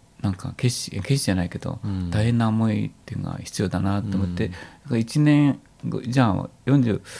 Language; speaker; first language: Japanese; native; Japanese